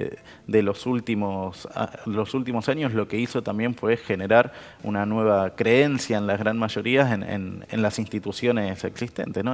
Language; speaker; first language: Spanish; native; Spanish